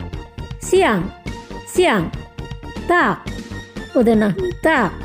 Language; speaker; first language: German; non-native, fluent; Indonesian